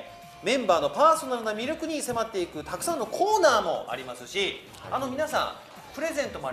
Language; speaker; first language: Japanese; native; Japanese